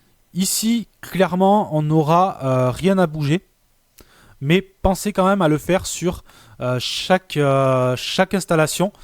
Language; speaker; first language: French; native; French